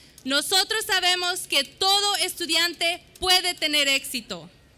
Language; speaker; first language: Spanish; early bilingual, heritage; Spanish